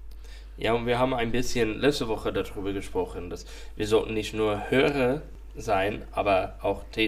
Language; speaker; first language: German; non-native, fluent; English